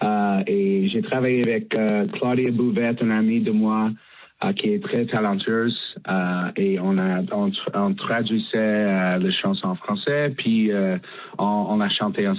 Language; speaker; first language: French; non-native, fluent; English